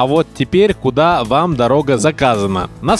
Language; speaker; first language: Russian; native; Russian